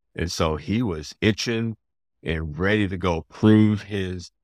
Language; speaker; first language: English; native; English